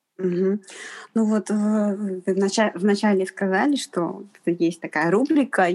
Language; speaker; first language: Russian; non-native, fluent; Chinese